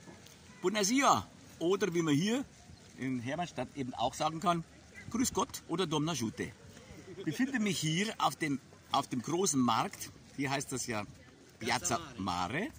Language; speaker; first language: German; native; German